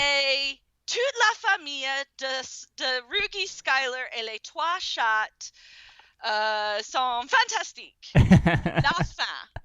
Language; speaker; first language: French; non-native, fluent; English